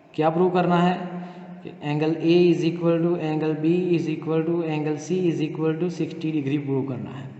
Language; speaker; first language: Hindi; native; Hindi